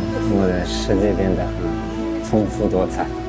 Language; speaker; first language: Chinese; early bilingual, heritage; English